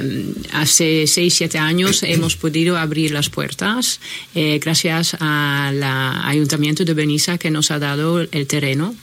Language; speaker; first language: Spanish; non-native, fluent; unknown